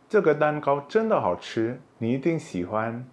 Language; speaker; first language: Chinese; non-native, local second language; Indonesian